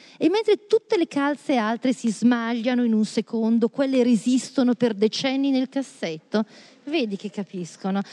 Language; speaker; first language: Italian; native; Italian